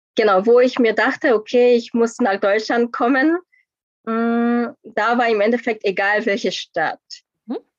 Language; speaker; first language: German; non-native, fluent; Korean